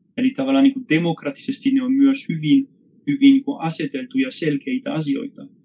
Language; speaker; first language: Finnish; non-native, fluent; French